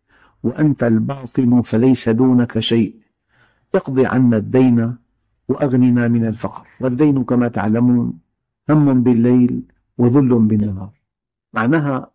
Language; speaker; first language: Arabic; native; Arabic